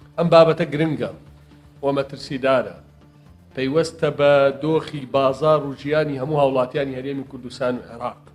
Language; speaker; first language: Central Kurdish; native; Central Kurdish